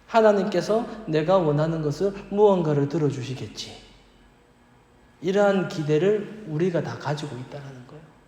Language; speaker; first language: Korean; native; Korean